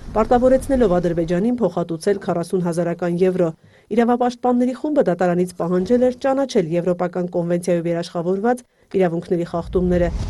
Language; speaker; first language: Armenian; native; Armenian